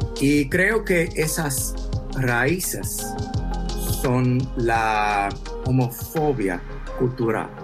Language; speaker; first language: Spanish; early bilingual, heritage; English